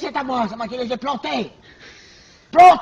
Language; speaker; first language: French; native; French